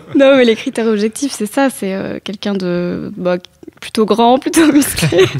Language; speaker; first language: French; native; French